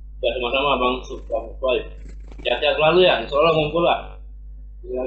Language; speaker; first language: Indonesian; native; Indonesian